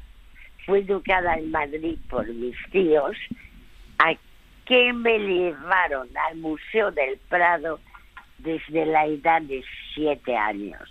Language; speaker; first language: Spanish; early bilingual, other home language; French